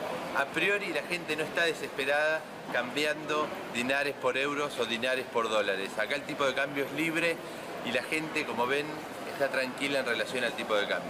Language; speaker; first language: Spanish; native; Spanish